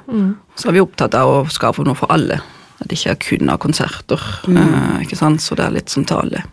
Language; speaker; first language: Norwegian; non-native, fluent; German